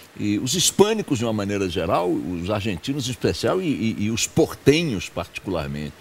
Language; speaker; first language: Portuguese; early bilingual, other home language; Spanish